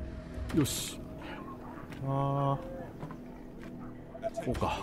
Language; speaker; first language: Japanese; native; Japanese